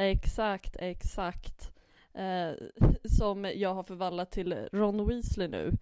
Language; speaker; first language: Swedish; native; Swedish